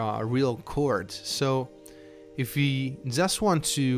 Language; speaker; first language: English; non-native, fluent; Italian